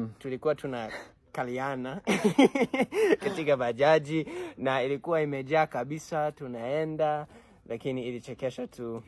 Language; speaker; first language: Swahili; non-native, fluent; English